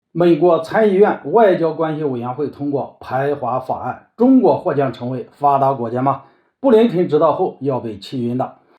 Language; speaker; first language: Chinese; native; Chinese